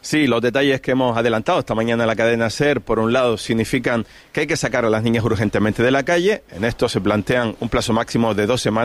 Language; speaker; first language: Spanish; native; Spanish